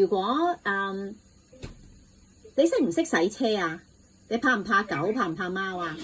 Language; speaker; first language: Cantonese; native; Cantonese